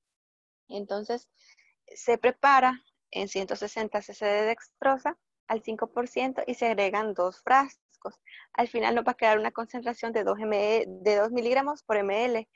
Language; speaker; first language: Spanish; native; Spanish